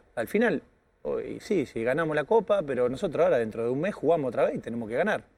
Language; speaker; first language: Spanish; native; Spanish